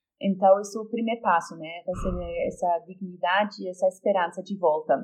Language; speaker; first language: Portuguese; non-native, fluent; Polish